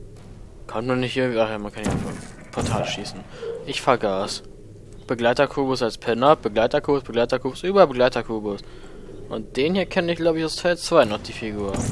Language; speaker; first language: German; native; German